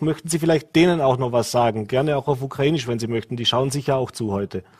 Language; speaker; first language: German; native; German